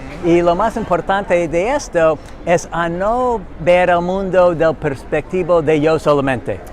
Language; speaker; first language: Spanish; non-native, learner; English